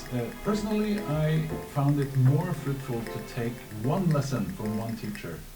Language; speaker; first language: English; non-native, fluent; Norwegian